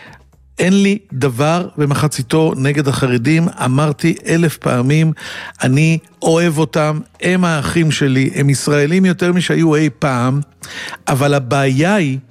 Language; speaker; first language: Hebrew; native; Hebrew